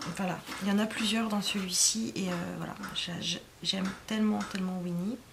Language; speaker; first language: French; native; French